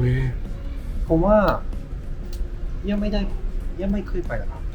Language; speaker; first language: Thai; non-native, learner; Japanese